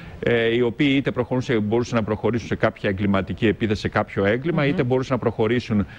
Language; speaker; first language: Greek; native; Greek